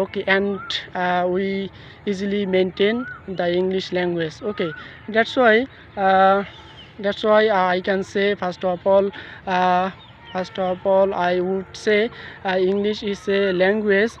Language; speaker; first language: English; non-native, local second language; Bangla